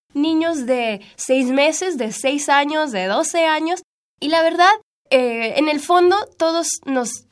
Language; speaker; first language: Spanish; early bilingual, heritage; Spanish